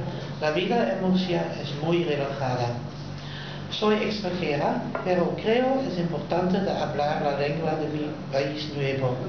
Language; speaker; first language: Spanish; non-native, learner; Dutch